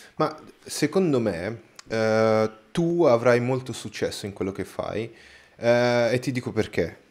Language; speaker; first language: Italian; non-native, fluent; Portuguese